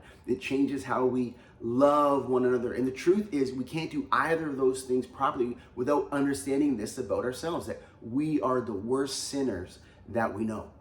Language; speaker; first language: English; native; English